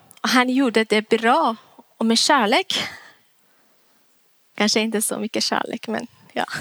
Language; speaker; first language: Swedish; non-native, fluent; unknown